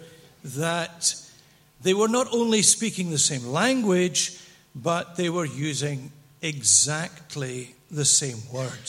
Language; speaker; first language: English; native; English